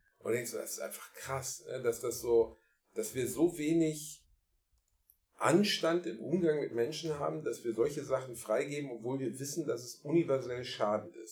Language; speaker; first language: German; native; German